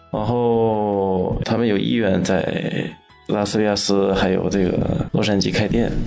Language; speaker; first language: Chinese; native; Chinese